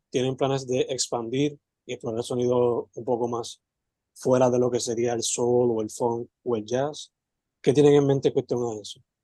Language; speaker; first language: Spanish; native; Spanish